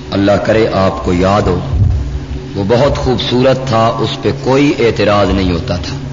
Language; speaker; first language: Urdu; native; Urdu